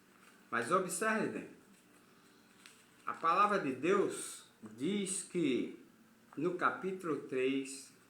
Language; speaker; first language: Portuguese; native; Portuguese